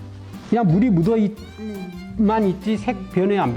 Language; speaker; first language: Korean; native; Korean